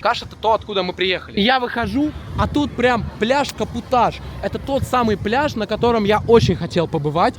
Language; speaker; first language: Russian; native; Russian